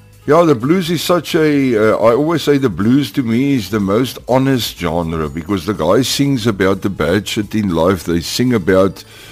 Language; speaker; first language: English; non-native, local second language; Afrikaans